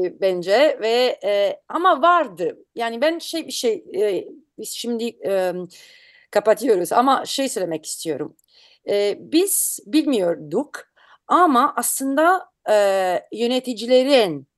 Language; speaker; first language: Turkish; non-native, learner; Italian